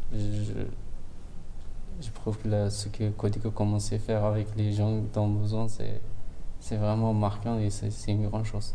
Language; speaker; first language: French; non-native, fluent; Turkish